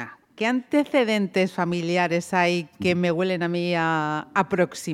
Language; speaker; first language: Spanish; native; Spanish